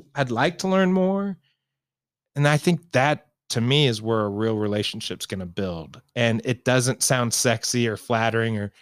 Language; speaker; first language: English; native; English